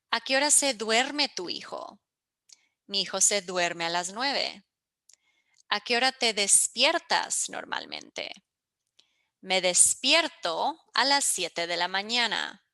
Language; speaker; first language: Spanish; early bilingual, heritage; English